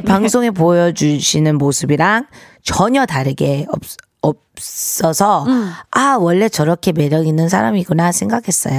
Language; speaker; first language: Korean; early bilingual, heritage; Korean